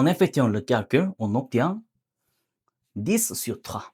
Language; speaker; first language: French; non-native, learner; Korean